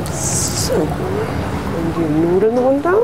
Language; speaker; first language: German; native; German